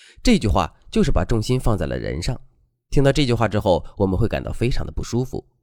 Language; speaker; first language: Chinese; native; Chinese